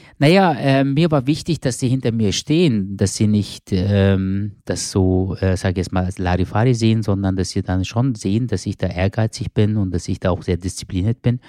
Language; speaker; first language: German; early bilingual, other home language; Turkish